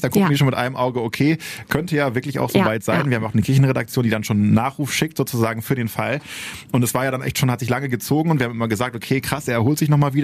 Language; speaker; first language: German; native; German